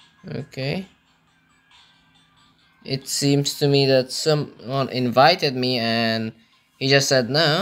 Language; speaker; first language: English; non-native, learner; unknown